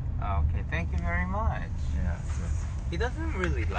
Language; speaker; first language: English; early bilingual, heritage; Korean